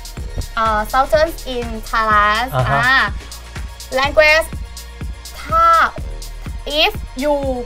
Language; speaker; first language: English; non-native, learner; Thai